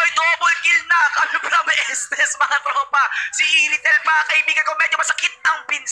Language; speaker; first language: Filipino; native; Filipino